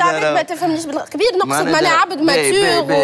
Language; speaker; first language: Arabic; native; Arabic